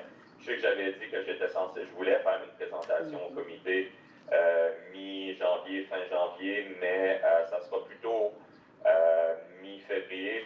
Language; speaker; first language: French; native; French